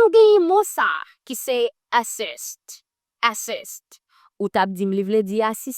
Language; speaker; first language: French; non-native, learner; Haitian Creole